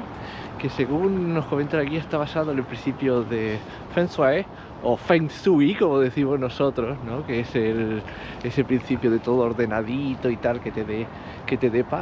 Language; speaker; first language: Spanish; native; Spanish